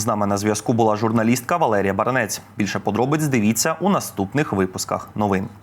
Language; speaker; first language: Ukrainian; native; Ukrainian